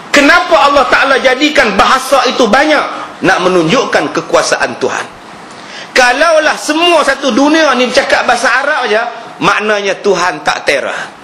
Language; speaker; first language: Malay; native; Malay